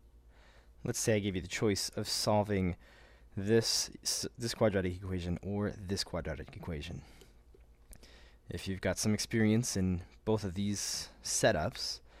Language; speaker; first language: English; native; English